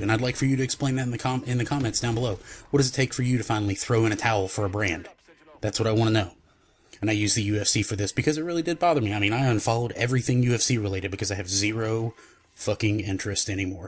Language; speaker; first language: English; native; English